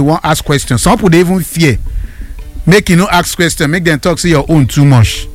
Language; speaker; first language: Nigerian Pidgin; non-native, local second language; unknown